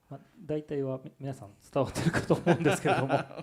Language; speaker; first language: Japanese; native; Japanese